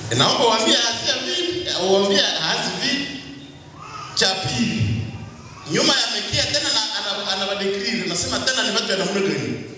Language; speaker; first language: Swahili; non-native, local second language; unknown